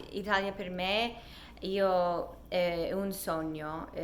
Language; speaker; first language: Italian; non-native, fluent; English